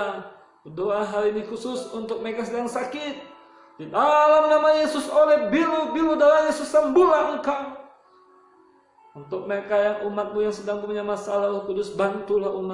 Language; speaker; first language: Indonesian; native; Indonesian